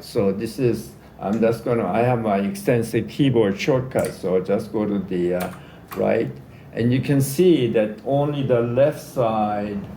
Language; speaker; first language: English; native; English